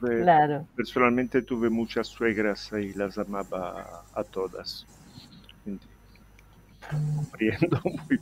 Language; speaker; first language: Spanish; non-native, fluent; Italian